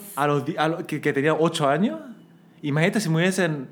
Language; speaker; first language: Spanish; early bilingual, other home language; Korean